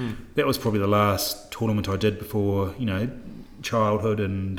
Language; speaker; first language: English; native; English